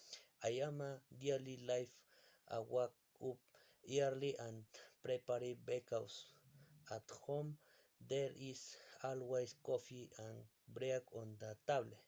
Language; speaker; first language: English; non-native, learner; Spanish